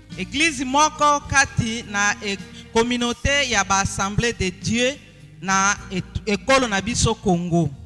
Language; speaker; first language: Lingala; native; Lingala